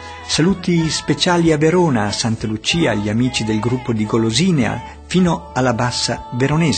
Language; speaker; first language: Italian; native; Italian